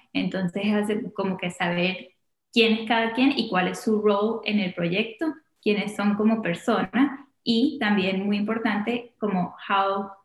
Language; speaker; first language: Spanish; native; Spanish